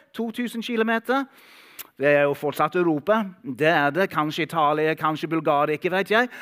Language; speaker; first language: Norwegian; non-native, fluent; English